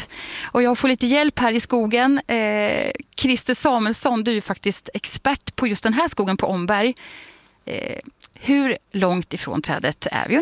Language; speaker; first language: Swedish; native; Swedish